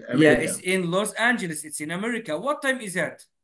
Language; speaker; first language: English; non-native, fluent; Arabic